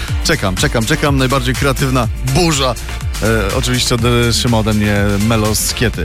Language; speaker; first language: Polish; native; Polish